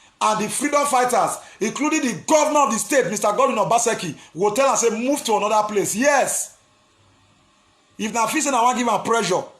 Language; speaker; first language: Nigerian Pidgin; non-native, local second language; Esan